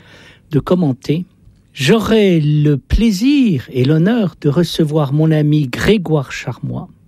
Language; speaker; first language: French; native; French